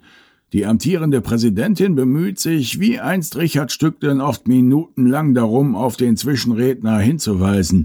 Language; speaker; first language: German; native; German